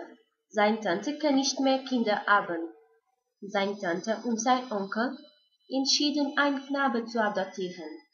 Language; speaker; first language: German; non-native, learner; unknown